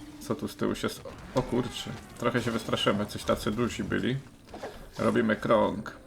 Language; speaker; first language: Polish; native; Polish